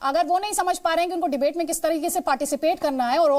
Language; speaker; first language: Hindi; native; Hindi